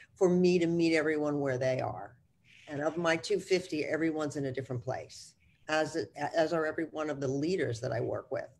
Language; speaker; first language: English; native; English